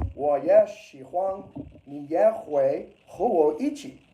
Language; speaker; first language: Chinese; non-native, learner; English